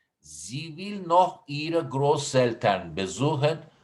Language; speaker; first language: German; non-native, fluent; Turkish